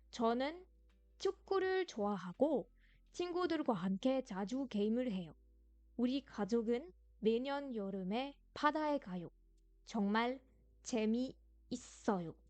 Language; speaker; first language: Korean; non-native, fluent; French